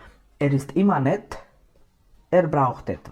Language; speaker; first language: German; non-native, fluent; Macedonian